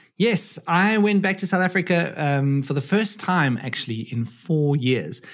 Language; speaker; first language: English; native; English